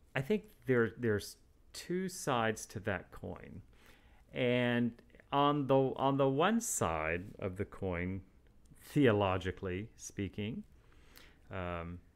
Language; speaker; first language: English; native; English